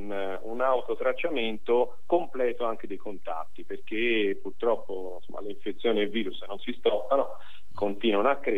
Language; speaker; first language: Italian; native; Italian